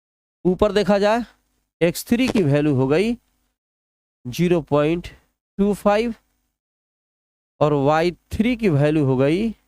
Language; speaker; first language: Hindi; non-native, local second language; Bhojpuri